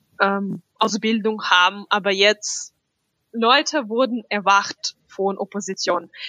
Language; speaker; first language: German; non-native, fluent; Russian